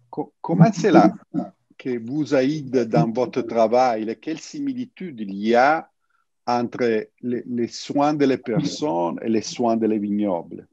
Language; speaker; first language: French; non-native, learner; Italian